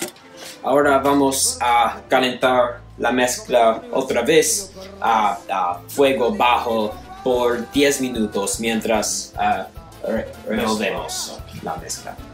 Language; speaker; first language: Spanish; non-native, learner; English